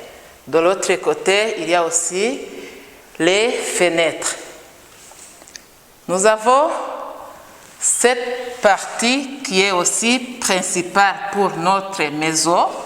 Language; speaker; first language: French; non-native, local second language; Kinyarwanda